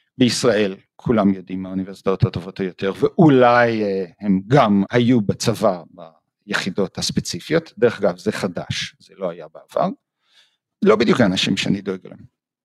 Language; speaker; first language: Hebrew; native; Hebrew